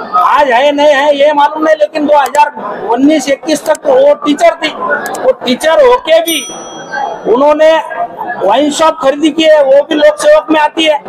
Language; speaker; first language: Hindi; non-native, local second language; Marathi